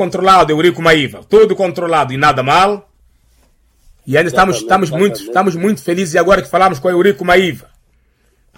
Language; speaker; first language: Portuguese; non-native, local second language; Makhuwa